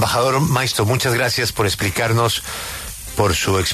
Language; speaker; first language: Spanish; native; Spanish